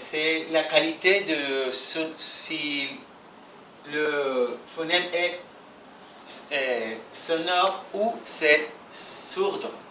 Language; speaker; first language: French; non-native, fluent; Spanish